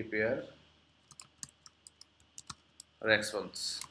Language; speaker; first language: English; non-native, local second language; Bangla